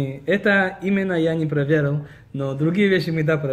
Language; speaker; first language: Russian; early bilingual, heritage; Russian